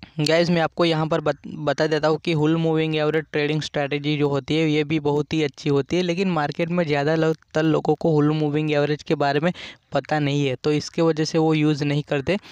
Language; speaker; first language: Hindi; non-native, local second language; Gujarati